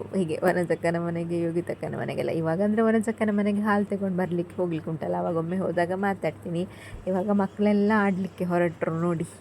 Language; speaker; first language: Kannada; native; Kannada